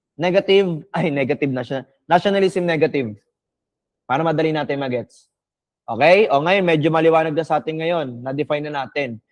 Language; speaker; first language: Filipino; non-native, local second language; Bikol